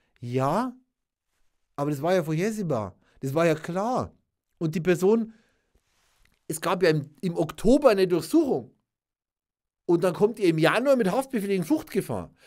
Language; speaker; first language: German; native; German